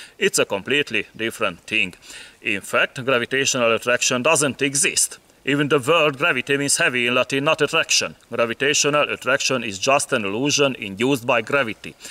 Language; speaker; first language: English; non-native, fluent; Hungarian